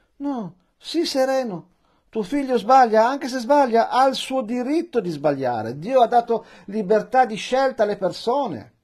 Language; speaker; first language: Italian; early bilingual, other home language; Persian